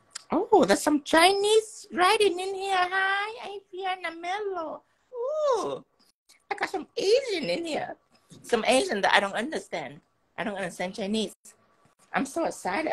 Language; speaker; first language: English; non-native, fluent; Vietnamese